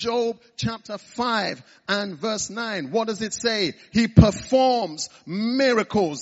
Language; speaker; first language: English; non-native, local second language; Igbo